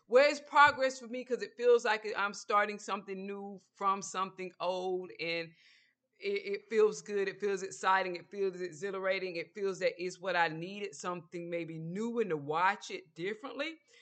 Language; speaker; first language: English; native; English